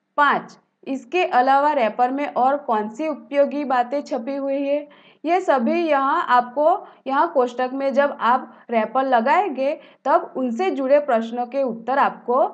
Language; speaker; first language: Hindi; non-native, local second language; Gujarati